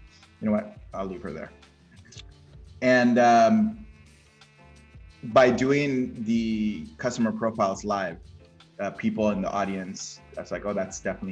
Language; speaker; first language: English; non-native, fluent; Spanish